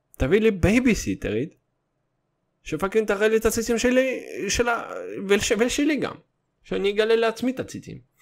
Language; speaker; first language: Hebrew; early bilingual, other home language; Russian